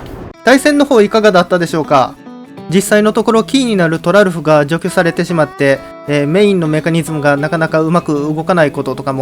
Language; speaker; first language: Japanese; native; Japanese